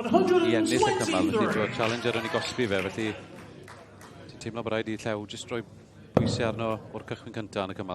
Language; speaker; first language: Welsh; native; Welsh